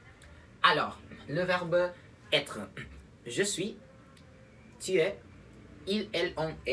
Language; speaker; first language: French; non-native, learner; Spanish